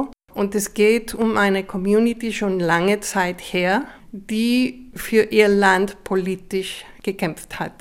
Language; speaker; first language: German; non-native, fluent; Spanish